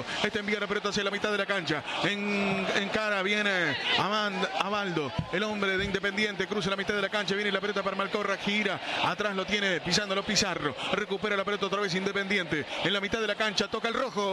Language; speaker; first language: Spanish; native; Spanish